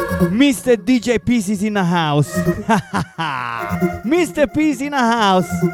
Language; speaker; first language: English; non-native, fluent; Italian